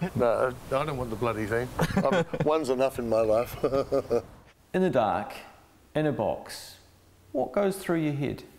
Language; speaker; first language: English; native; English